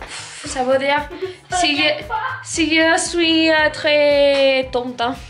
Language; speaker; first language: French; non-native, learner; Spanish